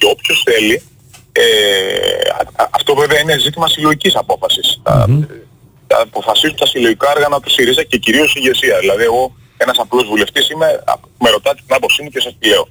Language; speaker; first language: Greek; native; Greek